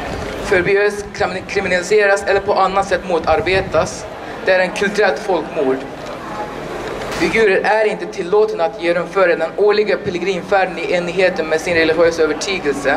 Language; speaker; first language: Swedish; non-native, learner; Uyghur